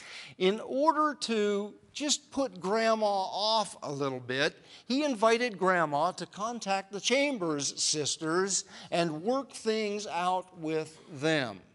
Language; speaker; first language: English; native; English